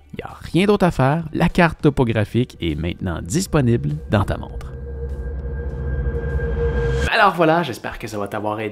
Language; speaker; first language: French; native; French